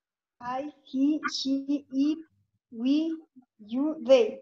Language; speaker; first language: English; non-native, learner; Spanish